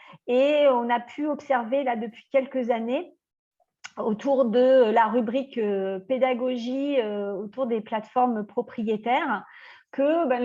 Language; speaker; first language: French; native; French